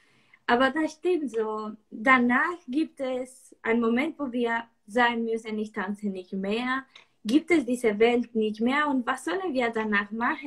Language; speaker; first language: German; non-native, learner; Spanish